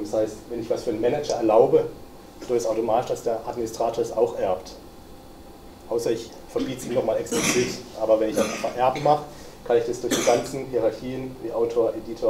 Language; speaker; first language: German; native; German